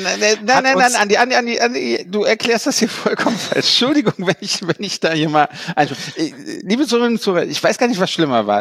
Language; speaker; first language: German; native; German